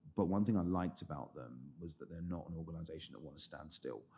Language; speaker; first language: English; native; English